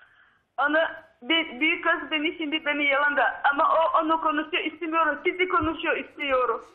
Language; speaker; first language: Turkish; non-native, learner; Russian